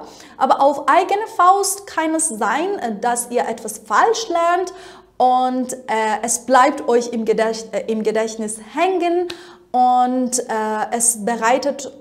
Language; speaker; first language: German; non-native, fluent; Persian